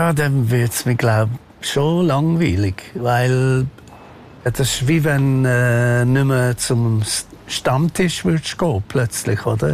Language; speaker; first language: German; non-native, fluent; Maltese